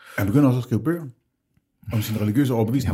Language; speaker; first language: Danish; native; Danish